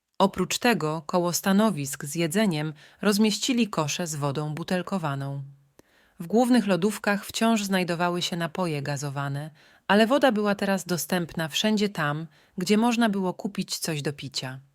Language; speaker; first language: Polish; native; Polish